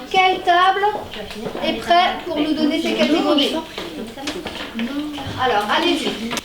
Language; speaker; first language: French; native; French